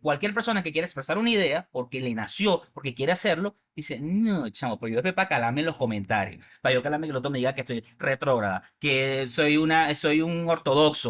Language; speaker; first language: Spanish; native; Spanish